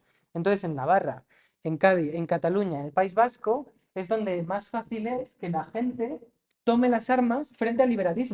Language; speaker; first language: Spanish; native; Spanish